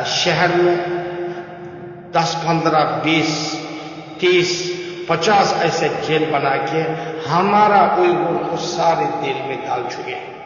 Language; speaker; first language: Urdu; non-native, learner; Uyghur